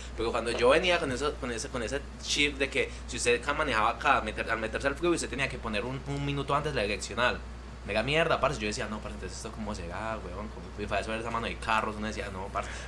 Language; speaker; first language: Spanish; native; Spanish